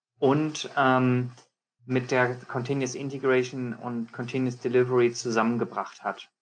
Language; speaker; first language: German; early bilingual, heritage; German